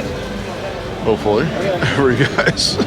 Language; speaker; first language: English; native; English